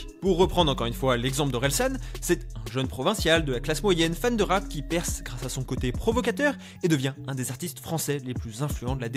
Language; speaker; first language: French; native; French